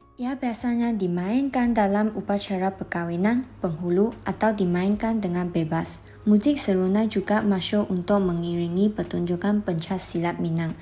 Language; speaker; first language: Malay; non-native, local second language; Chinese